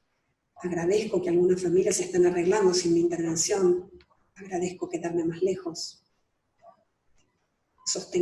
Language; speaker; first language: Spanish; native; Spanish